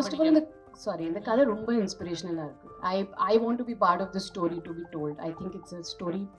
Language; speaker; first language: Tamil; non-native, fluent; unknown